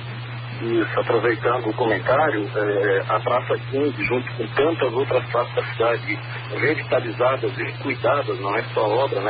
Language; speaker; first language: Portuguese; native; Portuguese